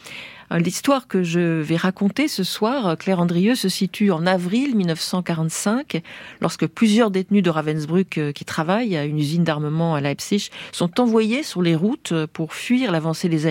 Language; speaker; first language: French; native; French